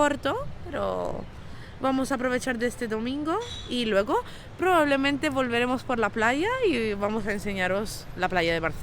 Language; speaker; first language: Spanish; non-native, local second language; Catalan